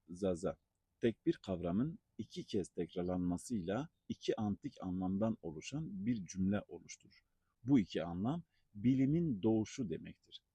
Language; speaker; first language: Turkish; non-native, local second language; Zaza